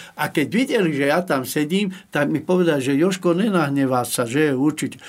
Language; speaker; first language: Slovak; non-native, local second language; Hungarian